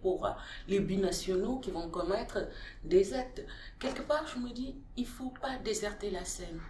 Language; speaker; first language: French; non-native, local second language; Wolof